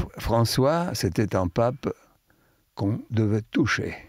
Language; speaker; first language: French; non-native, fluent; Italian